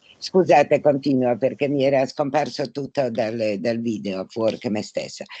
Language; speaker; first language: Italian; non-native, fluent; Polish